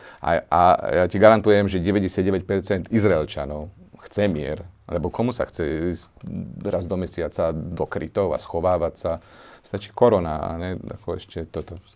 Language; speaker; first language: Slovak; native; Slovak